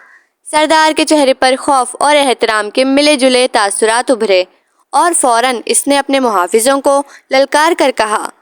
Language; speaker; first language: Urdu; native; Urdu